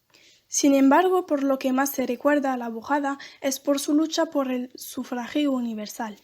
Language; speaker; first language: Spanish; non-native, learner; French